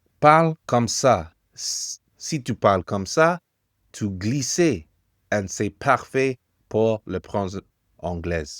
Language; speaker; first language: French; non-native, fluent; English